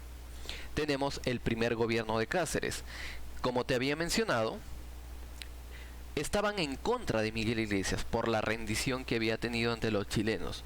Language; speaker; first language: Spanish; native; Spanish